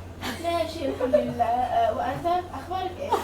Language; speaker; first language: Arabic; non-native, learner; English